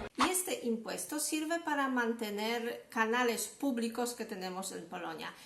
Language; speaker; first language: Spanish; non-native, fluent; Polish